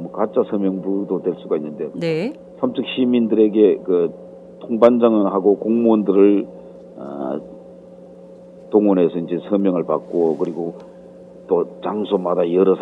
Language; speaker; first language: Korean; native; Korean